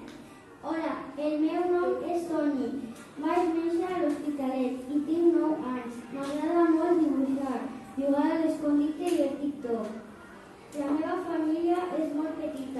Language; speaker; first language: Catalan; non-native, local second language; Spanish